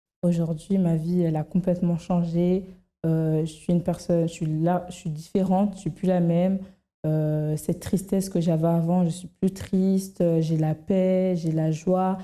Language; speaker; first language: French; native; French